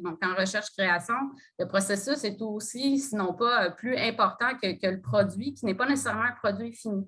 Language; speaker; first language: French; native; French